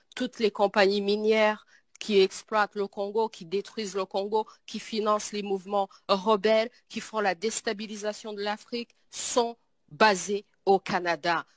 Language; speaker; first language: French; non-native, local second language; Kinyarwanda